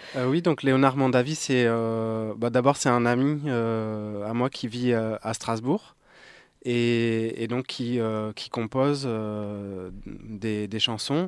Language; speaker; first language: French; native; French